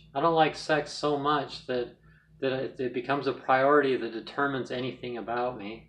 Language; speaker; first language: English; native; English